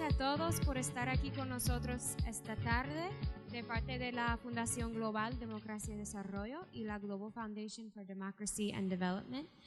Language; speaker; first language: Spanish; native; Spanish